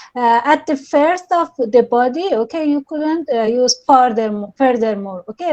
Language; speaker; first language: English; non-native, learner; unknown